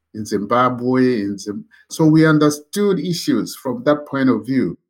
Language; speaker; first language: English; non-native, local second language; Akan